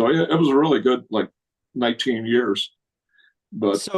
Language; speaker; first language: English; native; English